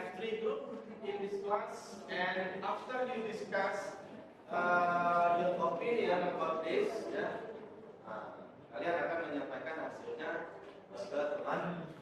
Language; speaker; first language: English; non-native, learner; Indonesian